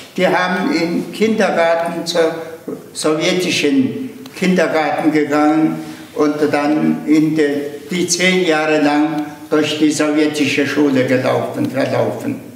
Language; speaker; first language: German; non-native, fluent; Tuvinian